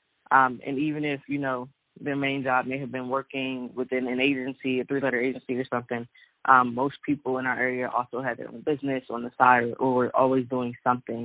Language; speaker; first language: English; native; English